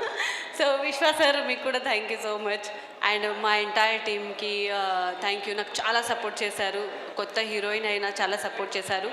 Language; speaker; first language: Telugu; non-native, fluent; Marathi